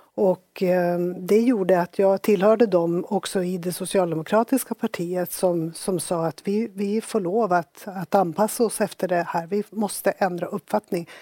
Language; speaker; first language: Swedish; native; Swedish